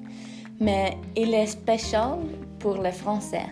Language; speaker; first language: French; non-native, learner; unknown